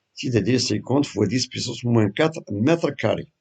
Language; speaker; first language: French; non-native, local second language; Arabic